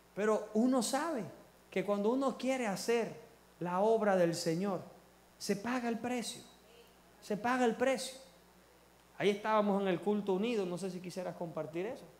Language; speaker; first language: Spanish; early bilingual, heritage; Spanish